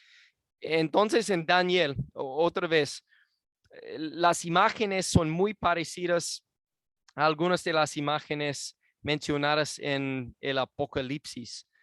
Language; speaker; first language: Spanish; non-native, fluent; English